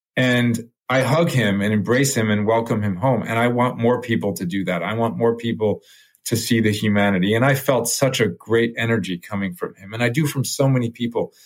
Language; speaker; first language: English; early bilingual, other home language; French